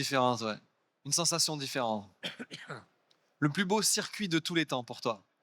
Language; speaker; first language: French; native; French